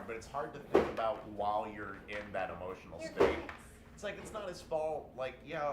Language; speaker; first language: English; native; English